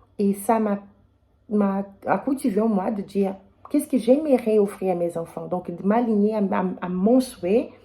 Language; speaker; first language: French; non-native, fluent; Portuguese